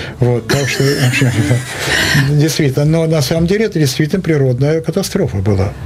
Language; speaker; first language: Russian; native; Russian